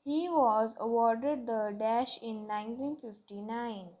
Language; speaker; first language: English; non-native, local second language; Punjabi